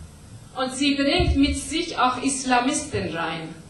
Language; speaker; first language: German; non-native, learner; Persian